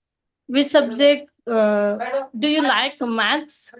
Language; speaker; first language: English; non-native, learner; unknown